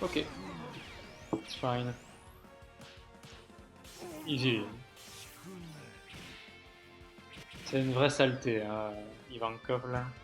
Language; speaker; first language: French; native; French